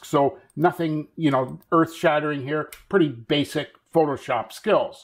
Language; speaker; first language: English; native; English